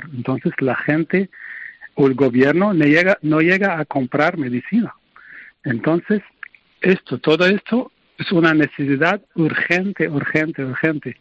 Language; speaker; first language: Spanish; non-native, fluent; Arabic